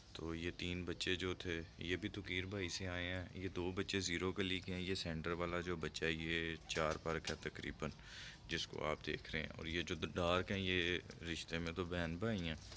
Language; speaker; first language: Urdu; native; Urdu